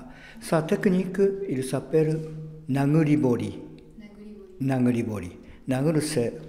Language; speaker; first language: French; non-native, fluent; Japanese